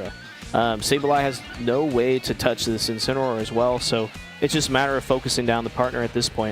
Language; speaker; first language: English; native; English